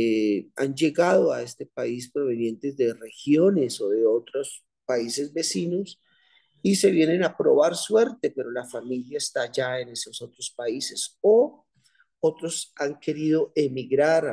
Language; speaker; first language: Spanish; native; Spanish